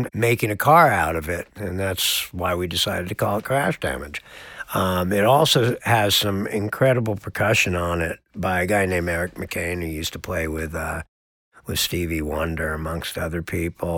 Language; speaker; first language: English; native; English